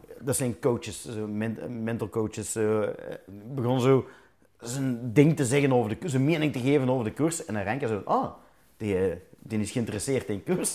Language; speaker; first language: Dutch; native; Dutch